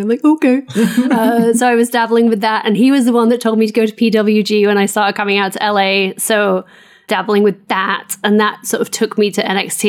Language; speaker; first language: English; native; English